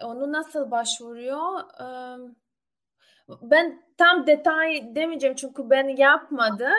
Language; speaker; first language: Turkish; non-native, learner; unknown